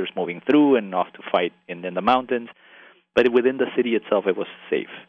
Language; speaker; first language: English; early bilingual, other home language; Spanish